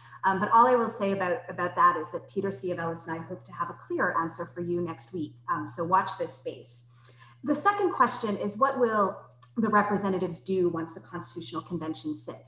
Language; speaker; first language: English; native; English